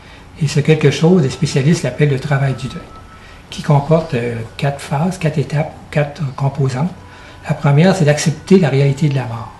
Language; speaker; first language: French; native; French